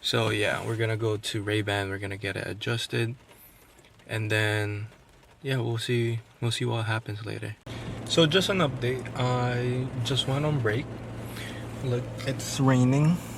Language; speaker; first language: English; non-native, local second language; Filipino